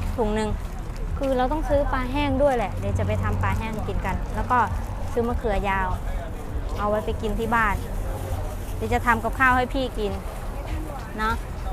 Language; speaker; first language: Thai; non-native, fluent; Mon